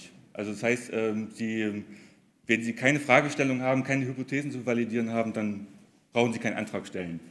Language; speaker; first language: German; native; German